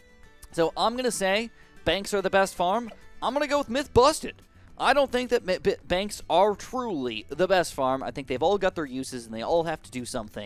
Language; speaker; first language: English; native; English